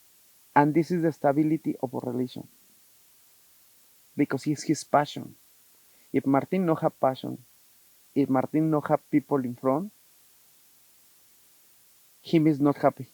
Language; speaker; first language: English; non-native, learner; Spanish